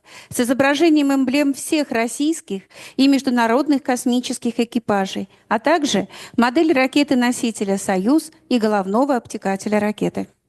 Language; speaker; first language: Russian; native; Russian